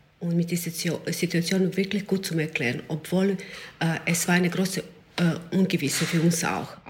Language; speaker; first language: German; non-native, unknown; Serbian